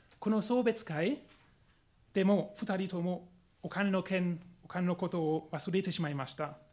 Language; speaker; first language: Japanese; non-native, fluent; German